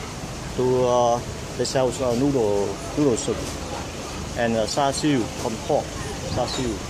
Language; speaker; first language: English; non-native, fluent; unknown